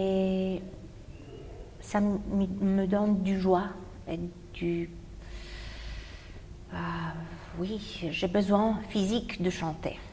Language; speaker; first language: French; non-native, fluent; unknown